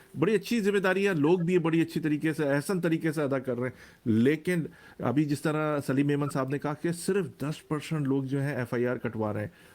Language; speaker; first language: Urdu; native; Urdu